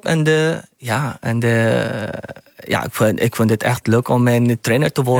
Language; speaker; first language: Dutch; non-native, learner; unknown